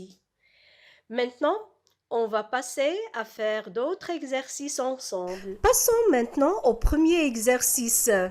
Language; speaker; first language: French; non-native, local second language; Arabic